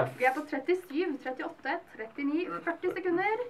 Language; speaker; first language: Norwegian; native; Norwegian